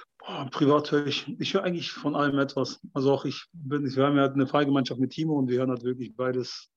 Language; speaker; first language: German; early bilingual, other home language; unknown